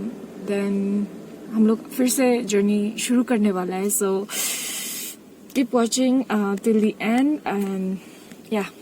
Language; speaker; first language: Hindi; non-native, local second language; Assamese